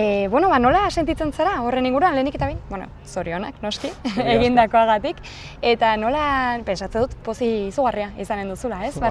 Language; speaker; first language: Basque; native; Basque